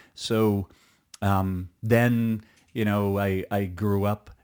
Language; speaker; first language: English; early bilingual, other home language; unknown